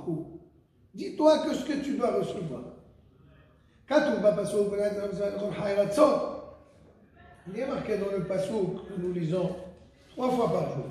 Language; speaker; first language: French; native; French